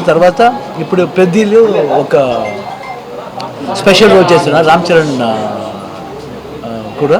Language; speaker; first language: Telugu; non-native, learner; Kannada